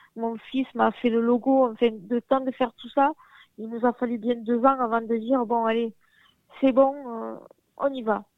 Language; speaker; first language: French; native; French